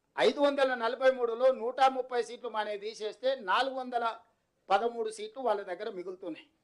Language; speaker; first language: Telugu; native; Telugu